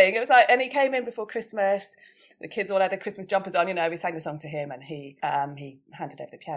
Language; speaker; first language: English; native; English